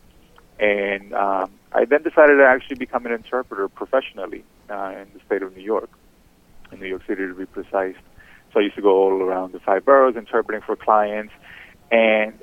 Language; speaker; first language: English; early bilingual, other home language; Spanish